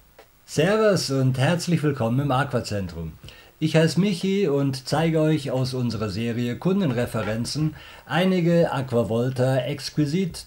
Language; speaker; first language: German; native; German